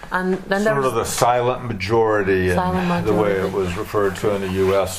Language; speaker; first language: English; native; English